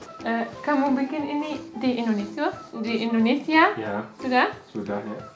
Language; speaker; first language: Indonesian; non-native, learner; German